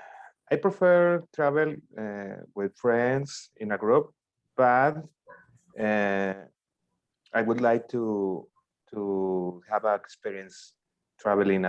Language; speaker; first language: English; non-native, learner; Spanish